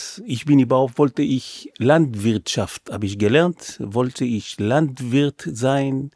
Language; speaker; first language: German; non-native, fluent; Hebrew